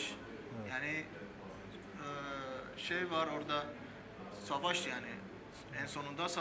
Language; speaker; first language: Turkish; early bilingual, heritage; Armenian